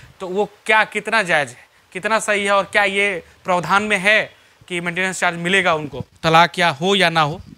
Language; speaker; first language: Hindi; native; Hindi